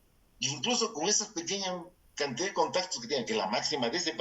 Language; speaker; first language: Spanish; native; Spanish